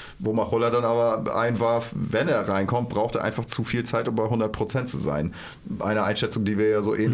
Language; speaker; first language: German; native; German